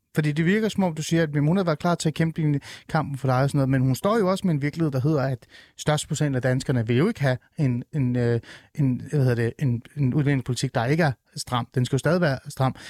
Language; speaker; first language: Danish; early bilingual, other home language; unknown